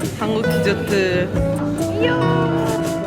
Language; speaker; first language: Korean; non-native, learner; Turkish